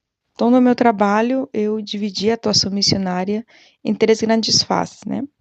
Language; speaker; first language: Portuguese; native; Portuguese